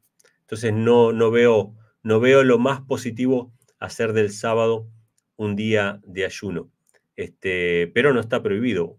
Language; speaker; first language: Spanish; native; Spanish